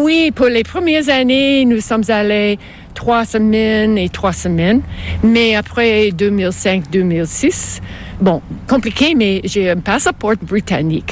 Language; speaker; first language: French; non-native, local second language; English